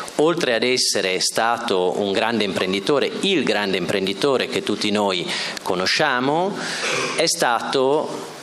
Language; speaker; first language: Italian; native; Italian